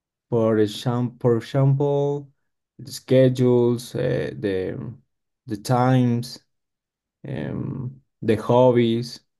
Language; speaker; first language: English; non-native, learner; Spanish